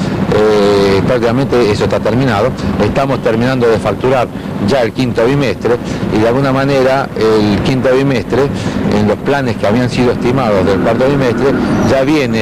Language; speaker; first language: Spanish; native; Spanish